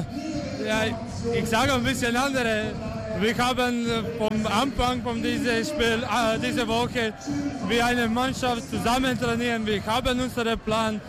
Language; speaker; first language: German; non-native, learner; Croatian